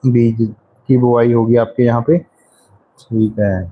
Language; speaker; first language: Hindi; non-native, local second language; Punjabi